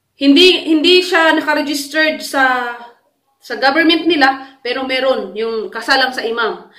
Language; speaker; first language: Filipino; native; Filipino